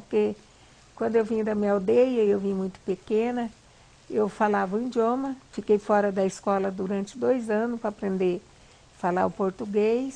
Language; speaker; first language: Portuguese; non-native, local second language; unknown